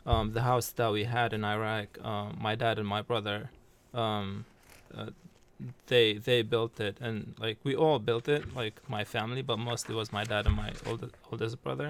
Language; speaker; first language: English; early bilingual, other home language; Arabic